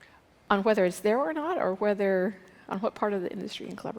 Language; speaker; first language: English; native; English